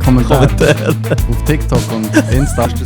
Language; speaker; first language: German; native; German